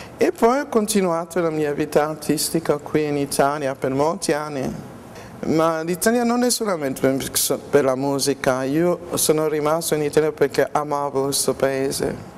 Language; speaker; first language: Italian; non-native, fluent; French